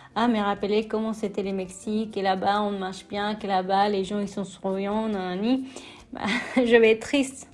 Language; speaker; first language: French; non-native, fluent; Spanish